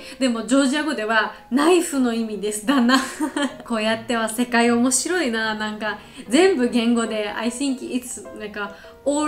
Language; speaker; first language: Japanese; non-native, learner; Georgian